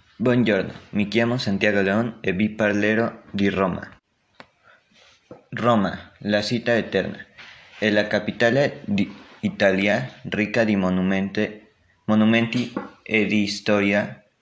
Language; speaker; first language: Italian; non-native, learner; Spanish